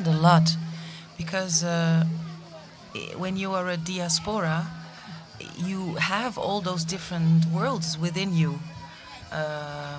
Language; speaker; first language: English; non-native, fluent; Dutch